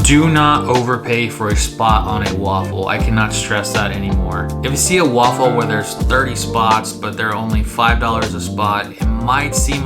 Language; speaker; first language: English; native; English